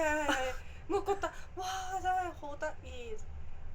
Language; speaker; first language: Cantonese; non-native, fluent; Japanese